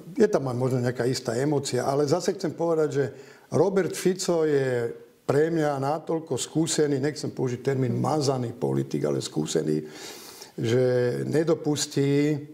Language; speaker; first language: Slovak; native; Slovak